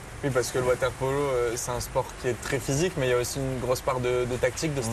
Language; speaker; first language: French; native; French